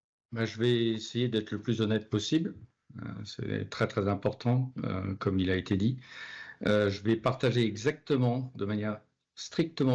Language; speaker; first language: French; native; French